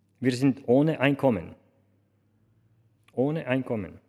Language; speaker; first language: German; non-native, learner; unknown